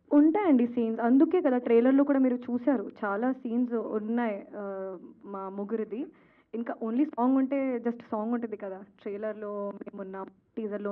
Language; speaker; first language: Telugu; non-native, learner; Hindi